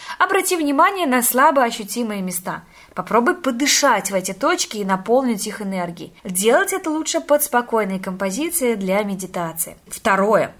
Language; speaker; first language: Russian; native; Russian